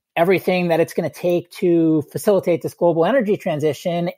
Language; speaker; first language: English; native; English